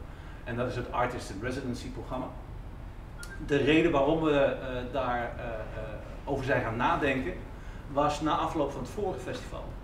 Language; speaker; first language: Dutch; native; Dutch